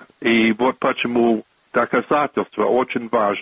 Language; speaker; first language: Russian; non-native, fluent; English